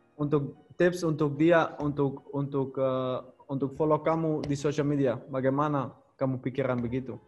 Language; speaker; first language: Indonesian; non-native, learner; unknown